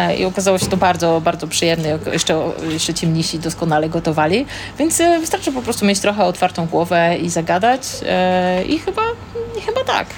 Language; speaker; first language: Polish; native; Polish